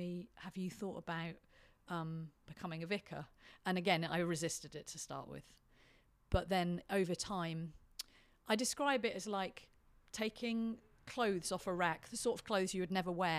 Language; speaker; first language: English; native; English